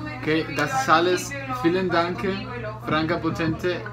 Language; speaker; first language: German; non-native, learner; Spanish